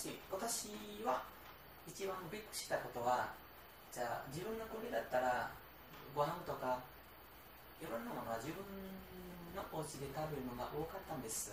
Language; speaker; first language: Japanese; non-native, learner; Nepali